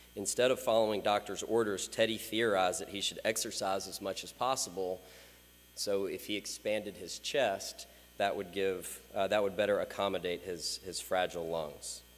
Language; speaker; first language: English; native; English